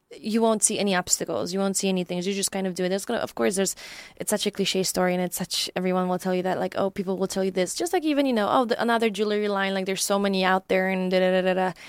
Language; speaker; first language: English; non-native, fluent; Polish